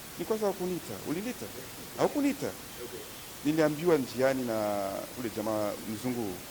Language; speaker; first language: Swahili; native; Swahili